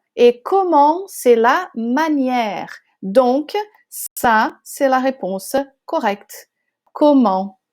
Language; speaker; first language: French; non-native, fluent; Portuguese